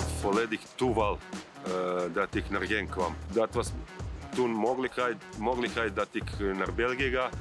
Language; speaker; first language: Dutch; non-native, learner; Croatian